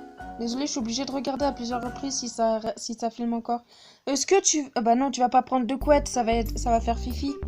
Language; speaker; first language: French; native; French